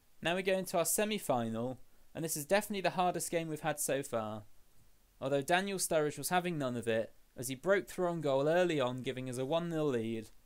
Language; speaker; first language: English; native; English